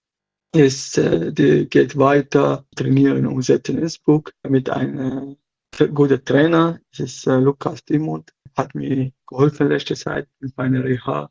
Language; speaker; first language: German; non-native, learner; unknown